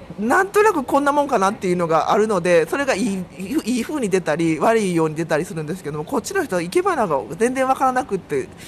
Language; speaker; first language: Japanese; native; Japanese